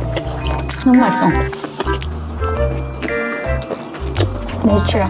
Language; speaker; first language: Chinese; non-native, learner; Korean